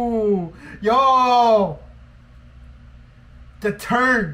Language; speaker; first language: English; non-native, fluent; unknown